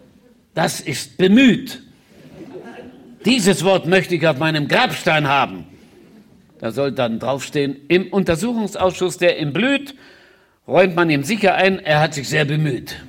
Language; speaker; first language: German; native; German